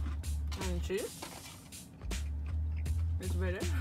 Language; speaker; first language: English; non-native, learner; Spanish